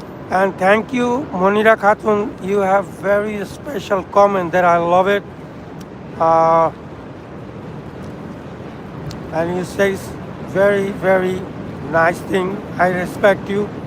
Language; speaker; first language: English; non-native, local second language; Bangla